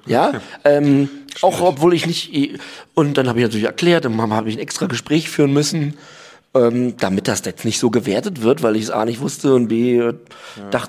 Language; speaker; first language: German; native; German